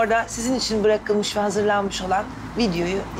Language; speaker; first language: Turkish; native; Turkish